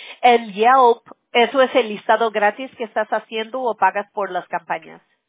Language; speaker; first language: Spanish; early bilingual, other home language; English